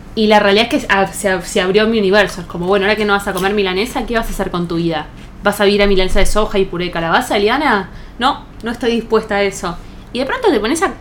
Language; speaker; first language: Spanish; native; Spanish